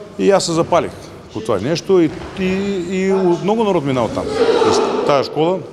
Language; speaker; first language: Bulgarian; native; Bulgarian